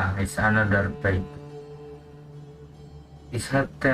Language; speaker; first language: English; non-native, learner; Indonesian